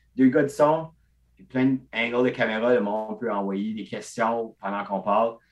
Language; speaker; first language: French; non-native, local second language; English